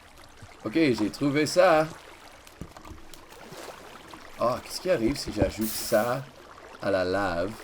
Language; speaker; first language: French; non-native, learner; English